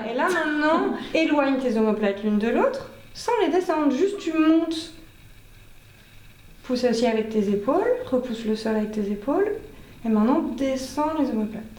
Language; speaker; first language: French; native; French